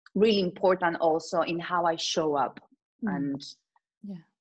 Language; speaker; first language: English; non-native, fluent; Spanish